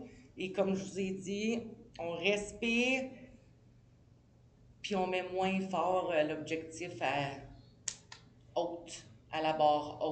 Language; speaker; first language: French; native; French